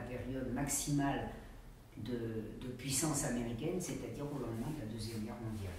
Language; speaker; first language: French; native; French